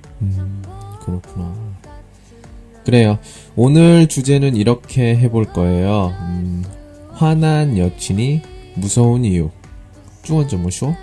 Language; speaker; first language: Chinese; non-native, learner; Korean